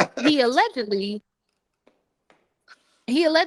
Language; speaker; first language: English; native; English